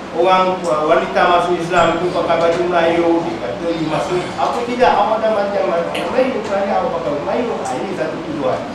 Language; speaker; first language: Malay; non-native, local second language; Chinese